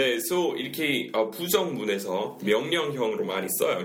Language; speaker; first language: Korean; non-native, fluent; English